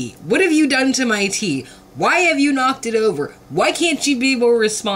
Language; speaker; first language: English; native; English